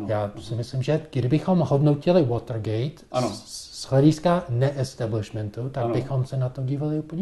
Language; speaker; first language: Czech; non-native, fluent; English